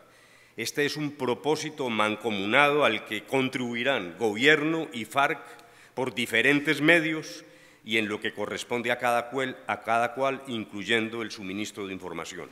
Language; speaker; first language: Spanish; native; Spanish